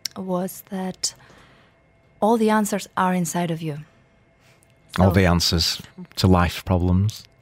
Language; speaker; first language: English; non-native, fluent; Ukrainian